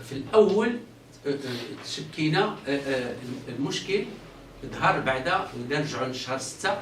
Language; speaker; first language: Arabic; native; Arabic